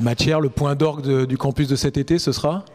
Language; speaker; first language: French; native; French